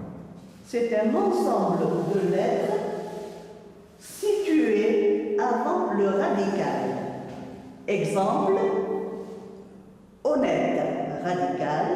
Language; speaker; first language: French; non-native, local second language; Arabic